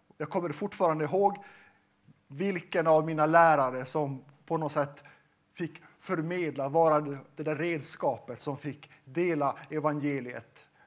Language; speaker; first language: Swedish; non-native, local second language; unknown